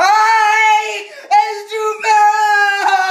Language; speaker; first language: Spanish; non-native, learner; English